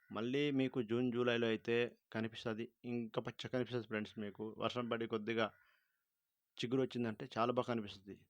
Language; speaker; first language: Telugu; non-native, local second language; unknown